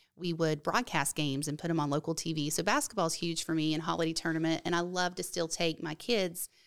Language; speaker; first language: English; native; English